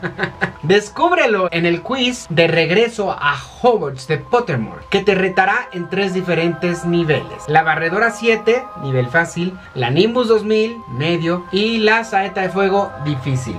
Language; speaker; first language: Spanish; native; Spanish